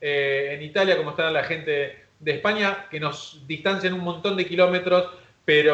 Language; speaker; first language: Spanish; native; Spanish